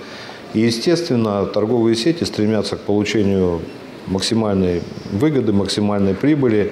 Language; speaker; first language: Russian; native; Russian